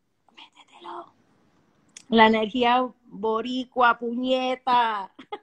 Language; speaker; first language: Spanish; early bilingual, heritage; Spanish